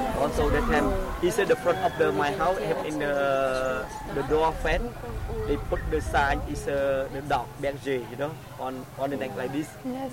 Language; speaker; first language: English; non-native, learner; Khmer